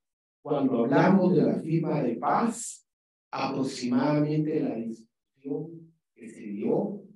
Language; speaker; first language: Spanish; native; Spanish